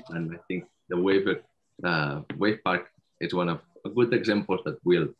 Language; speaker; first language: English; non-native, fluent; Spanish